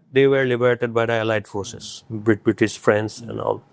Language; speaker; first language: English; non-native, local second language; Assamese